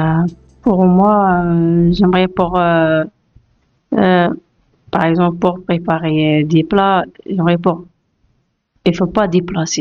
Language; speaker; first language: French; non-native, learner; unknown